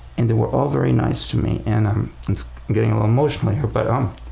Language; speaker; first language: English; non-native, fluent; Spanish